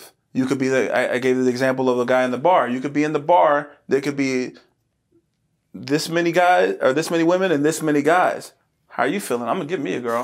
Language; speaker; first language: English; native; English